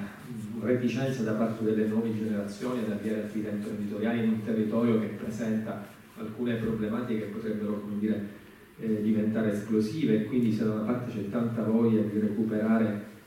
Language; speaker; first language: Italian; native; Italian